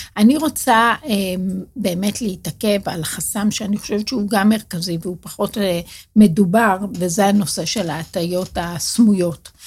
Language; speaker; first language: Hebrew; native; Hebrew